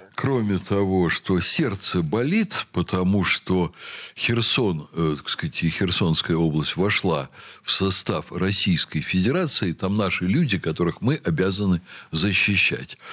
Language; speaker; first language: Russian; native; Russian